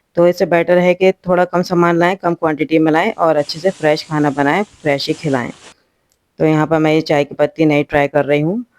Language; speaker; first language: Hindi; native; Hindi